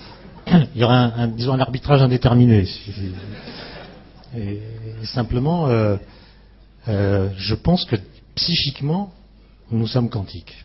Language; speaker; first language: French; native; French